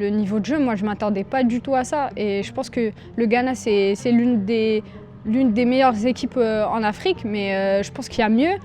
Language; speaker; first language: French; early bilingual, other home language; Arabic